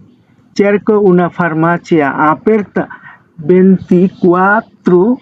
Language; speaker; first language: Italian; non-native, learner; Bangla